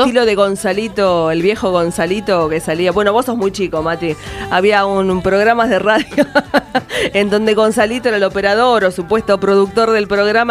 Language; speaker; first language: Spanish; native; Spanish